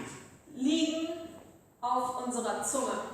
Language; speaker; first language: German; native; German